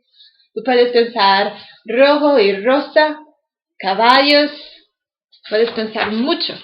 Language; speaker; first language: Spanish; non-native, learner; English